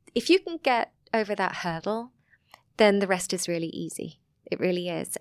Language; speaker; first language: English; native; English